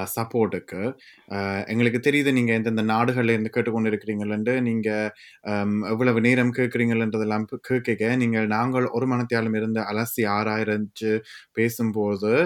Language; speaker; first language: Tamil; early bilingual, heritage; Tamil